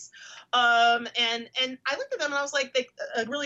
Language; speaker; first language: English; native; English